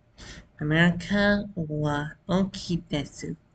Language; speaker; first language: Japanese; non-native, learner; English